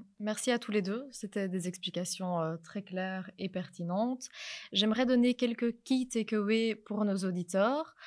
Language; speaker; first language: French; native; French